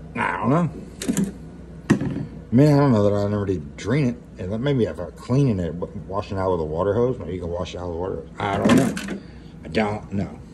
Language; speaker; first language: English; native; English